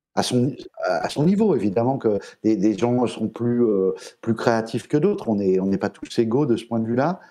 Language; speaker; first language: French; native; French